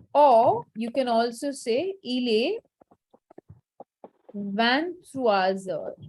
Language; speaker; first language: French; non-native, fluent; Hindi